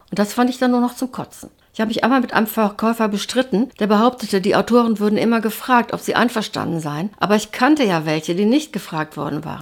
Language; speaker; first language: German; native; German